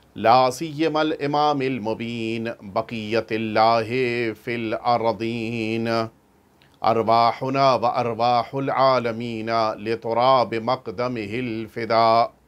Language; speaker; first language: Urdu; native; Urdu